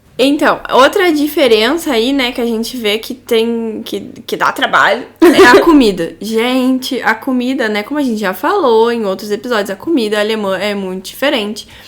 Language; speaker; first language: Portuguese; native; Portuguese